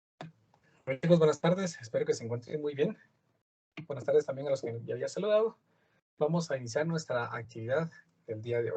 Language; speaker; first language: Spanish; native; Spanish